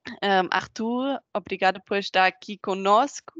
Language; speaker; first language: Portuguese; non-native, fluent; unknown